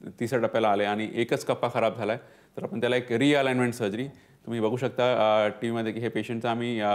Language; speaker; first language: Marathi; non-native, local second language; Punjabi